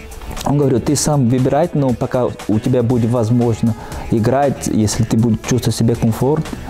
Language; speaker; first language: Russian; non-native, fluent; Portuguese